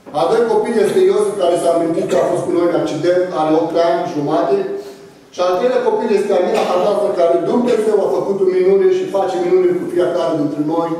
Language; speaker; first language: Romanian; non-native, fluent; Arabic